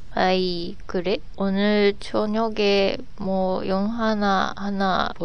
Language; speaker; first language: Korean; non-native, learner; Japanese